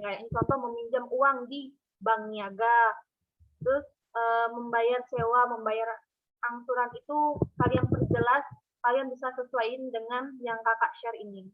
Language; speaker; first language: Indonesian; native; Indonesian